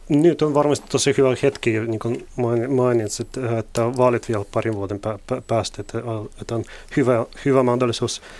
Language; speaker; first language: Finnish; non-native, fluent; Russian